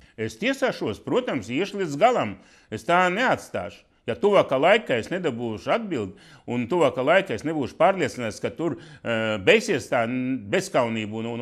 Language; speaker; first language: Latvian; non-native, local second language; Russian